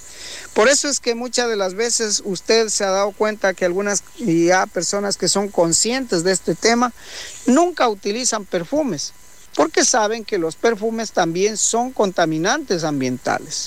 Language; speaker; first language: Spanish; native; Spanish